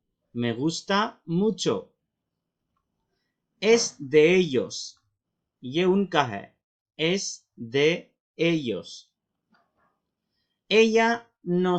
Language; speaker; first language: Spanish; non-native, fluent; Urdu